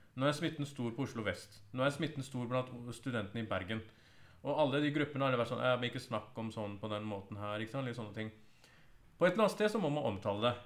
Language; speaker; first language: Norwegian; early bilingual, other home language; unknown